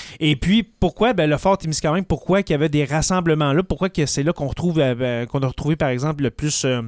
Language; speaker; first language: French; native; French